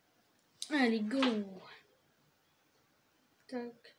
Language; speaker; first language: French; native; French